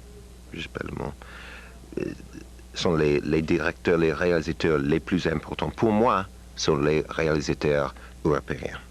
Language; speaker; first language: French; non-native, learner; English